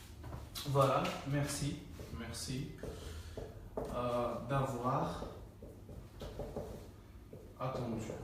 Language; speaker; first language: French; non-native, fluent; Bangla